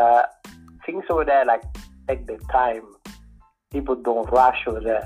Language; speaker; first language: English; non-native, fluent; Italian